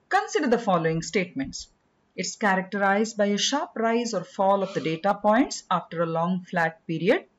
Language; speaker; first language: English; non-native, local second language; Kannada